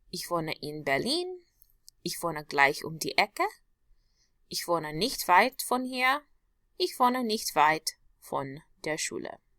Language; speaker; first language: German; non-native, fluent; English